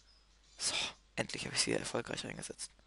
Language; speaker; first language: German; native; German